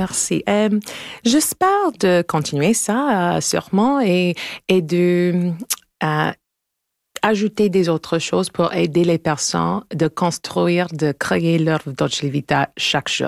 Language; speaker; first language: French; non-native, local second language; English